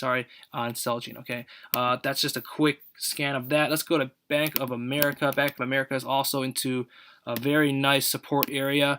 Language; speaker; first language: English; native; English